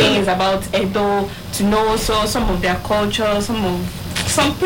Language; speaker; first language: English; non-native, local second language; Yoruba